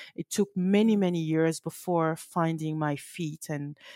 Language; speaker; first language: English; early bilingual, other home language; French